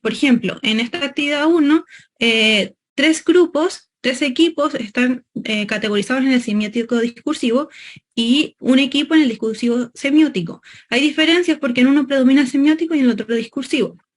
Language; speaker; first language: Spanish; native; Spanish